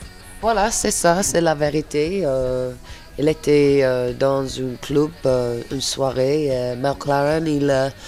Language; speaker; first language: French; non-native, fluent; English